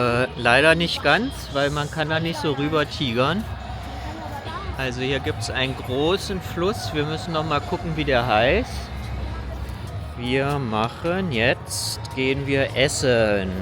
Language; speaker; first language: German; early bilingual, other home language; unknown